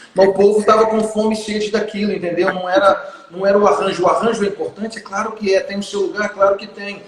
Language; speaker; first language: Portuguese; non-native, fluent; English